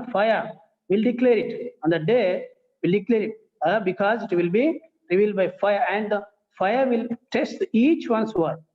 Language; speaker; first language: English; non-native, local second language; Telugu